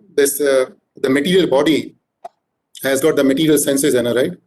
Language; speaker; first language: English; non-native, local second language; Hindi